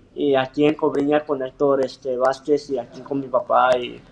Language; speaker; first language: Spanish; early bilingual, heritage; Spanish